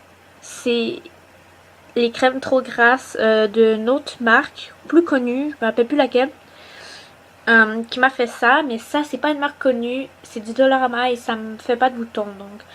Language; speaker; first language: French; native; French